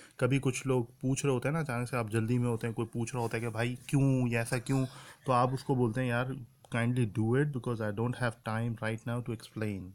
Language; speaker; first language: Urdu; native; Urdu